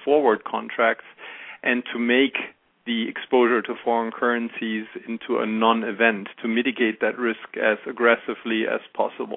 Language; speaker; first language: English; non-native, fluent; German